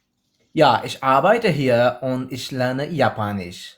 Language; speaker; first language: German; non-native, learner; Pashto